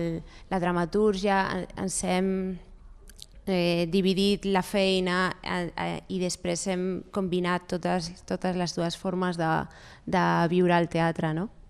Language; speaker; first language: Catalan; non-native, fluent; Spanish